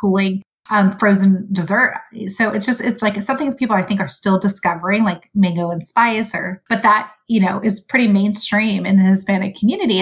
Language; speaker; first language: English; early bilingual, other home language; Arabic